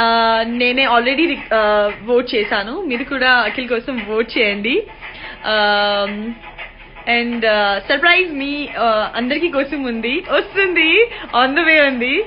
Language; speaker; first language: Telugu; non-native, learner; Gujarati